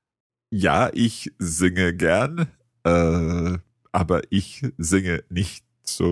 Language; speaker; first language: German; non-native, learner; English